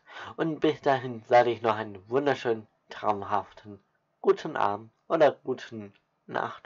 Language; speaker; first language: German; native; German